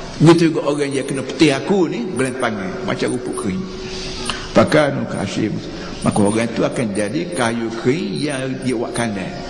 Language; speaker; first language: Malay; native; Malay